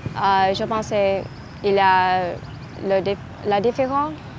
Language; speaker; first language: French; non-native, learner; Vietnamese